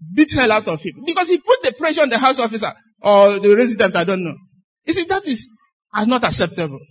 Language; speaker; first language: English; non-native, local second language; Igbo